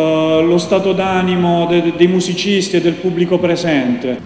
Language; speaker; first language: Italian; native; Italian